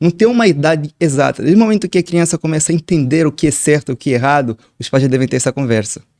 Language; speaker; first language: Portuguese; native; Portuguese